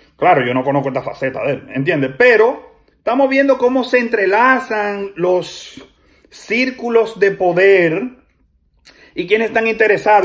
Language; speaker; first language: Spanish; native; Spanish